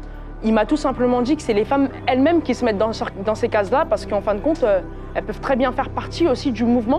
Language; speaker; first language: French; native; French